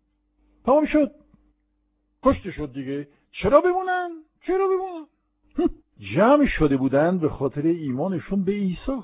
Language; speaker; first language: Persian; non-native, fluent; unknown